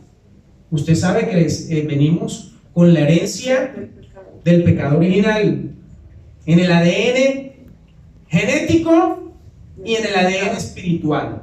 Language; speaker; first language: Spanish; native; Spanish